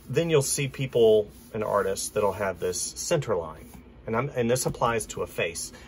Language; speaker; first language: English; native; English